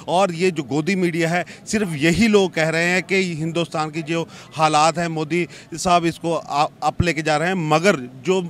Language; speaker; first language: Hindi; native; Hindi